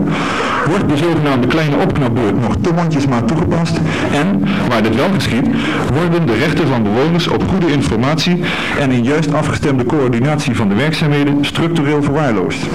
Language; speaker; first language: Dutch; native; Dutch